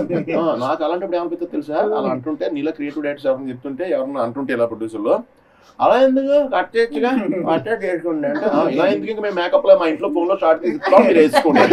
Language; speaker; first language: Telugu; native; Telugu